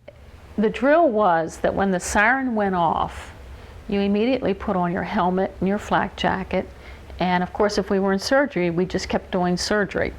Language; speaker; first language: English; native; English